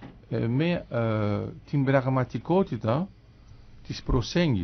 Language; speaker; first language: Greek; native; Greek